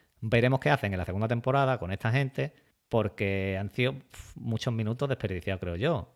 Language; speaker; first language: Spanish; native; Spanish